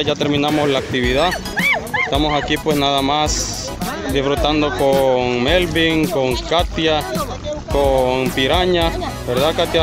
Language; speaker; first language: Spanish; native; Spanish